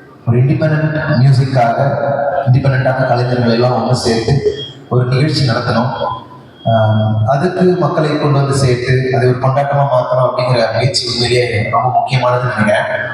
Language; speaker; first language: Tamil; native; Tamil